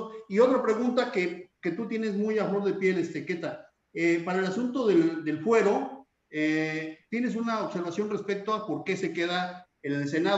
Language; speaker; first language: Spanish; native; Spanish